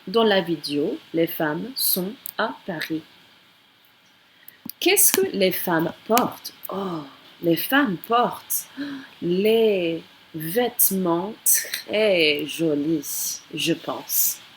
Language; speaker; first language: French; non-native, fluent; English